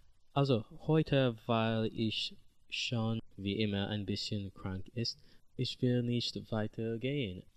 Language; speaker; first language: German; non-native, learner; English